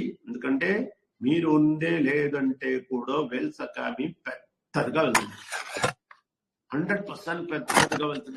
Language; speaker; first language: Telugu; non-native, learner; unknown